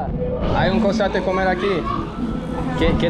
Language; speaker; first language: Spanish; non-native, learner; English